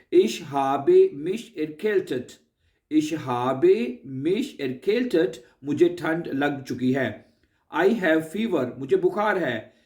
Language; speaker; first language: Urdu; native; Urdu